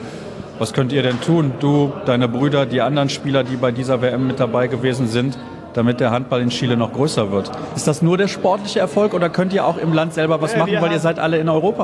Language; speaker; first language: German; native; German